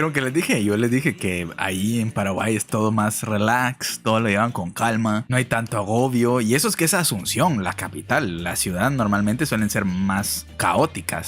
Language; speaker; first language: Spanish; native; Spanish